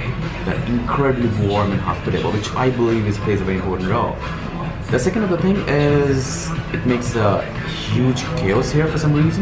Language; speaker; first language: English; non-native, fluent; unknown